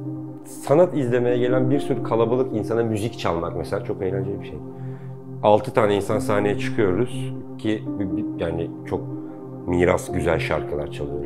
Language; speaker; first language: Turkish; native; Turkish